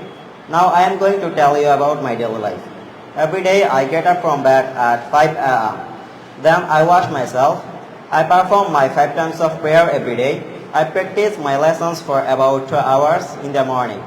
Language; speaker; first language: English; non-native, learner; Bangla